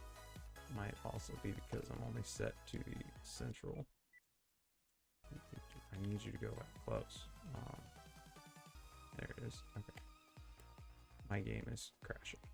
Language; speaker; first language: English; native; English